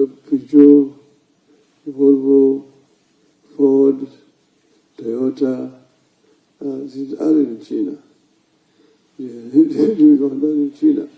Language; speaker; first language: German; non-native, learner; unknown